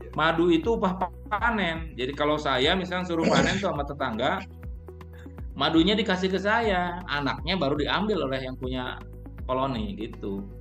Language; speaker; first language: Indonesian; non-native, local second language; Sundanese